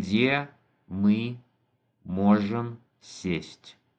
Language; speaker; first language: Russian; non-native, fluent; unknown